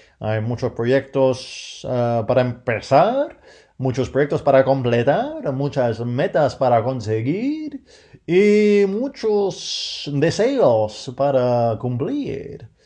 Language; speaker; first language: Spanish; non-native, fluent; English